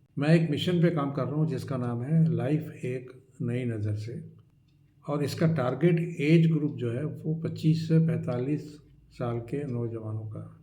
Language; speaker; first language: Hindi; non-native, local second language; Marathi